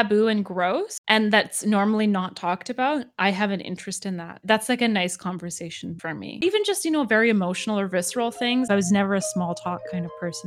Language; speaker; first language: English; native; English